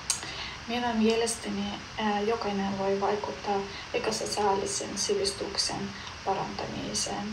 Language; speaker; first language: Finnish; non-native, learner; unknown